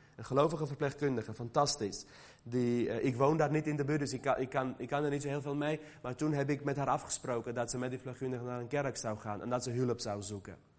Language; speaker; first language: Dutch; early bilingual, other home language; Armenian